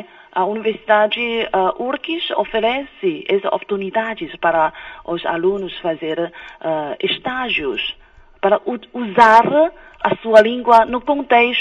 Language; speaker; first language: Portuguese; non-native, fluent; Chinese